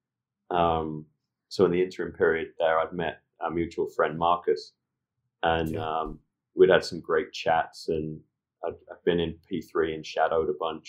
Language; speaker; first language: English; native; English